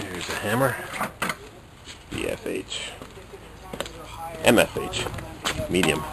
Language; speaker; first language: English; native; English